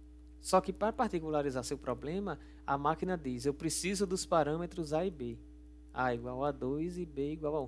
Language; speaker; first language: Portuguese; native; Portuguese